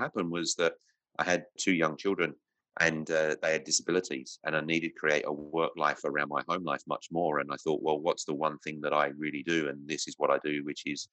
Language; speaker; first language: English; native; English